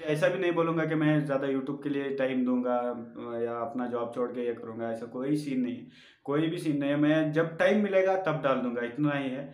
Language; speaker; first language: Hindi; non-native, local second language; Urdu